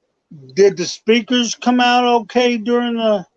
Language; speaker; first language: English; native; English